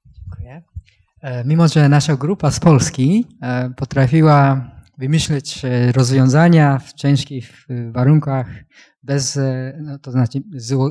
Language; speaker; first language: Polish; non-native, learner; Japanese